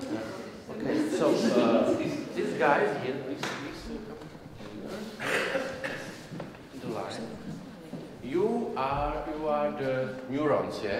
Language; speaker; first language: English; non-native, learner; Czech